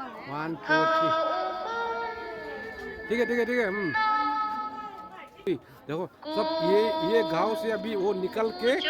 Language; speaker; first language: Hindi; non-native, local second language; Rongmei Naga